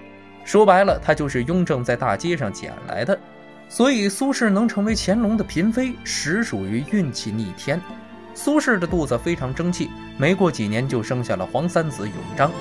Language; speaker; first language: Chinese; native; Chinese